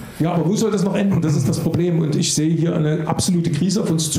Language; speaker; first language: German; native; German